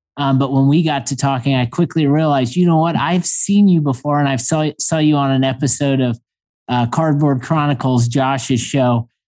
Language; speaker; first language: English; native; English